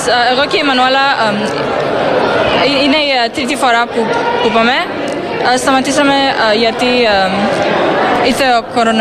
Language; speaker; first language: Greek; early bilingual, heritage; Greek